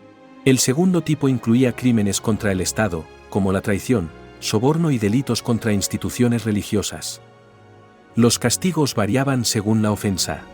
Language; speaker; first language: Spanish; native; Spanish